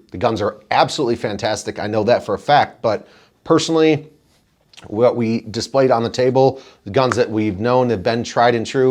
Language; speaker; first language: English; native; English